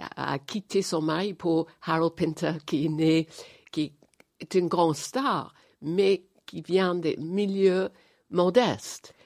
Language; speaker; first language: French; non-native, fluent; English